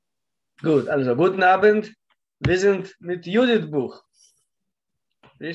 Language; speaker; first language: German; non-native, learner; Russian